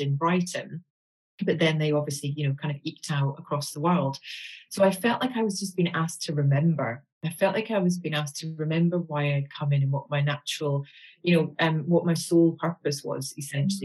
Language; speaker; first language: English; native; English